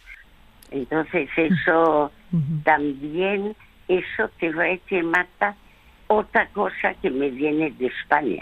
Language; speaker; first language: Spanish; early bilingual, other home language; French